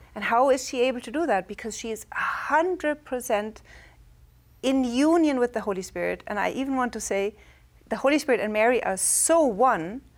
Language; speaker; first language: English; non-native, fluent; German